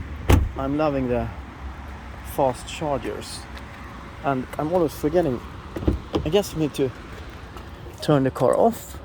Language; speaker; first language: English; non-native, fluent; Swedish